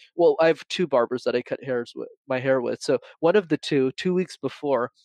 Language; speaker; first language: English; native; English